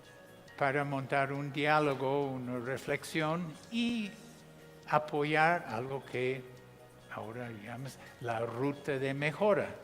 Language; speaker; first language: Spanish; non-native, fluent; English